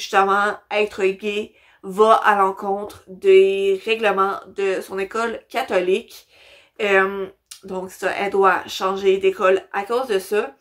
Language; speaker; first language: French; native; French